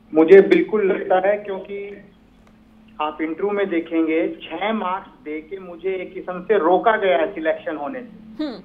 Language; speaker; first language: Hindi; native; Hindi